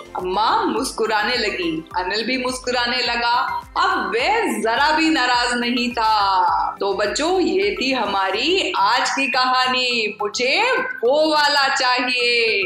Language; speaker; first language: Hindi; native; Hindi